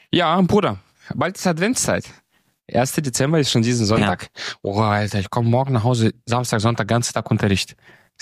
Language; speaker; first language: German; native; German